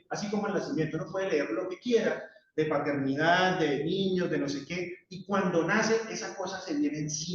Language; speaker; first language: Spanish; native; Spanish